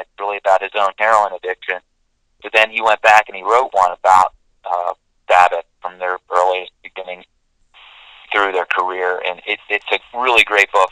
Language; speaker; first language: English; native; English